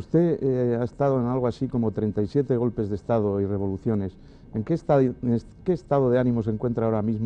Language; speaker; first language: Spanish; native; Spanish